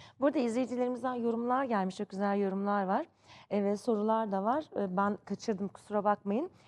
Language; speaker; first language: Turkish; native; Turkish